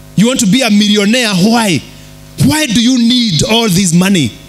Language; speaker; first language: English; non-native, local second language; Kikuyu